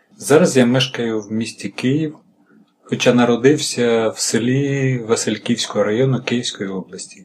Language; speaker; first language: Ukrainian; native; Ukrainian